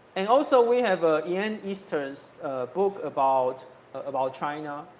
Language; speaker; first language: English; non-native, fluent; Chinese